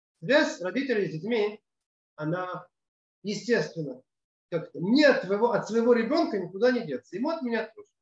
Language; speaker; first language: Russian; early bilingual, other home language; Hebrew